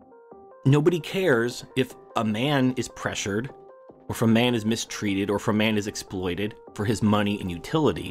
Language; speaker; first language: English; native; English